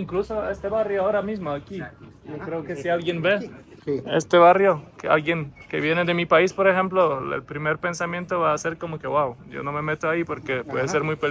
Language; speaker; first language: Spanish; non-native, fluent; Polish